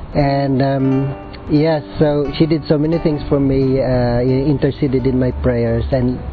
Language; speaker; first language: English; non-native, local second language; Filipino